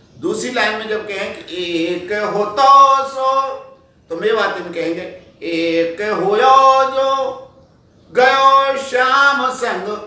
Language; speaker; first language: Hindi; native; Hindi